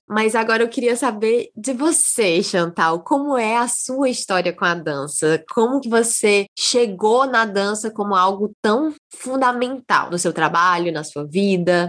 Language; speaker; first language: Portuguese; native; Portuguese